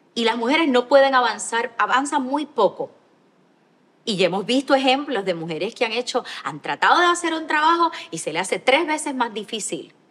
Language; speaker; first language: Spanish; native; Spanish